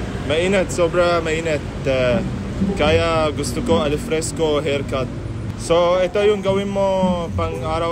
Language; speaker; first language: Filipino; non-native, learner; Arabic